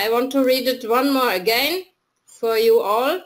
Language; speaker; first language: English; non-native, fluent; German